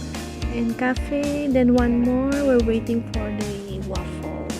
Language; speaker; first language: English; non-native, local second language; Filipino